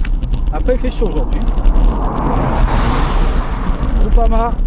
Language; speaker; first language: French; native; French